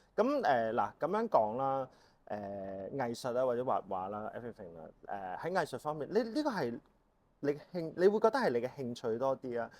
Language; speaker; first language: Cantonese; native; Cantonese